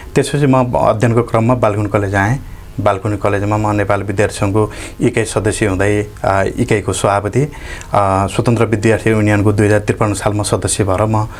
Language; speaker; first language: Nepali; native; Nepali